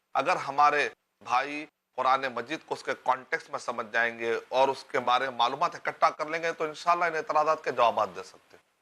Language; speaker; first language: Urdu; native; Urdu